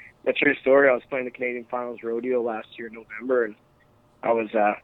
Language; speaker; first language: English; native; English